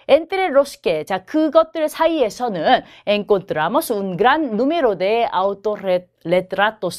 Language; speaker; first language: Spanish; non-native, fluent; Korean